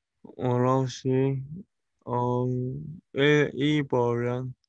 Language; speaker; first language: Chinese; non-native, learner; Korean